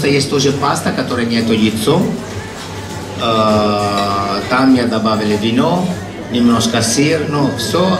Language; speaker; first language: Russian; non-native, learner; Italian